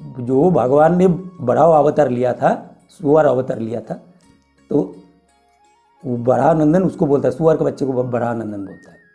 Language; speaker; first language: Hindi; non-native, local second language; Bangla